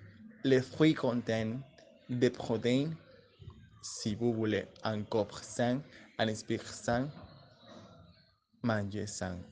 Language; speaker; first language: French; non-native, learner; Spanish